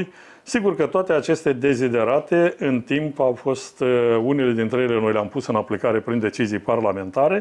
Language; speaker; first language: Romanian; native; Romanian